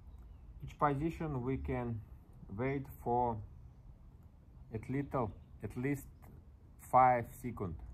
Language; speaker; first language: English; non-native, learner; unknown